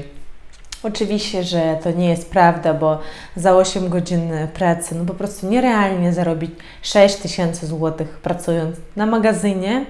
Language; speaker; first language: Polish; non-native, fluent; Ukrainian